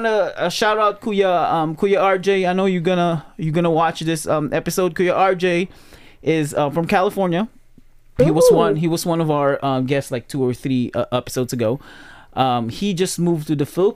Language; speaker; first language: English; non-native, local second language; Pampanga